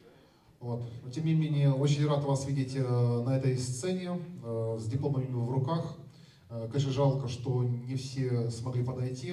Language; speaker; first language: Russian; native; Russian